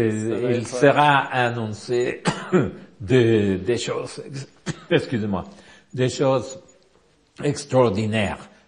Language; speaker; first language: French; non-native, learner; Spanish